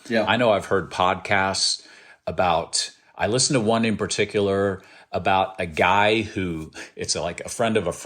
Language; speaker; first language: English; native; English